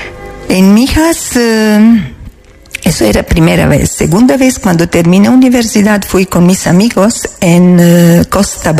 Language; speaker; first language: Spanish; non-native, fluent; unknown